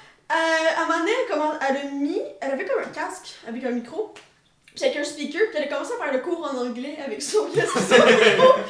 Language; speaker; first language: French; native; French